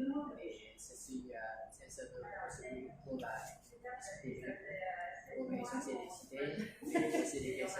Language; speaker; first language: French; non-native, learner; Lao